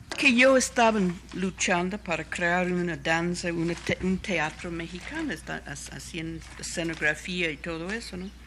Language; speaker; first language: Spanish; non-native, fluent; English